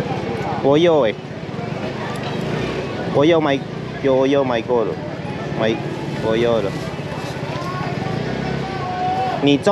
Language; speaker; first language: Chinese; non-native, learner; Filipino